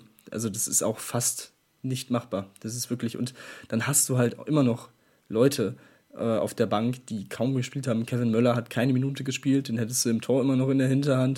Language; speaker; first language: German; native; German